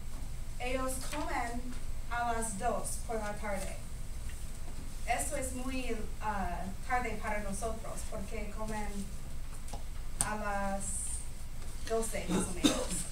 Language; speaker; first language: Spanish; non-native, learner; English